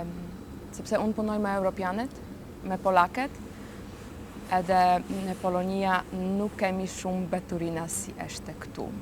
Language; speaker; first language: Albanian; non-native, learner; Polish